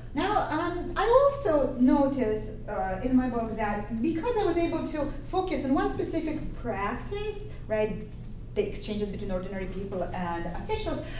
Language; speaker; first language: English; non-native, fluent; Ukrainian